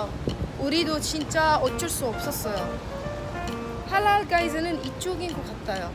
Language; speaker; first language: Korean; non-native, fluent; Arabic